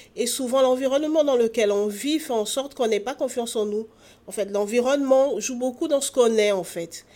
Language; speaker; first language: French; native; French